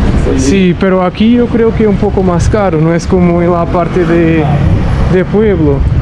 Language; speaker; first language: Spanish; non-native, learner; Portuguese